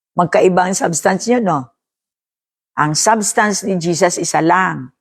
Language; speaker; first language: Filipino; non-native, local second language; Hiligaynon